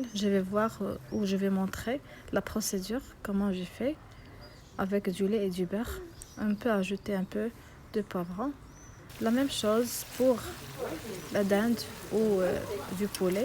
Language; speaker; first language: French; non-native, local second language; Arabic